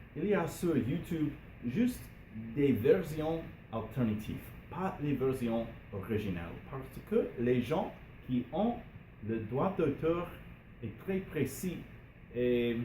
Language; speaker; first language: French; non-native, learner; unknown